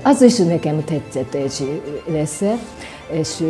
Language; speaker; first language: Hungarian; non-native, learner; Japanese